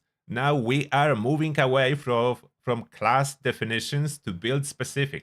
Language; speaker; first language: English; non-native, fluent; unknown